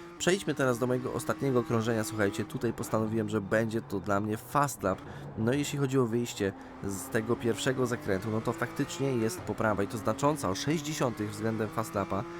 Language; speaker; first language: Polish; native; Polish